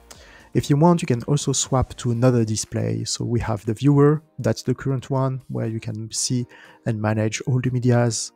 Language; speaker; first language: English; non-native, fluent; French